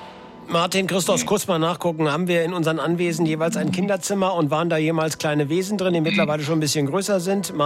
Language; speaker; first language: German; native; German